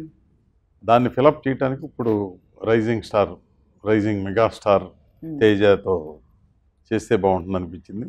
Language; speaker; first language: Telugu; native; Telugu